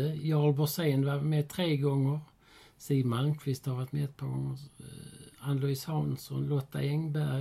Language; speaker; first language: Swedish; native; Swedish